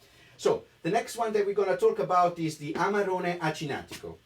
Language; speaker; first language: English; non-native, fluent; Italian